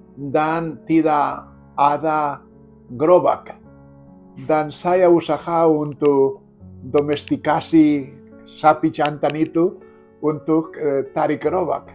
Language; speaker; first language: Indonesian; non-native, fluent; Spanish